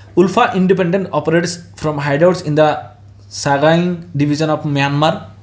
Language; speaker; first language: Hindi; non-native, local second language; Assamese